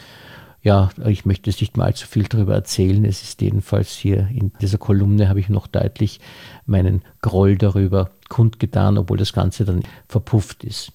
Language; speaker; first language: German; native; German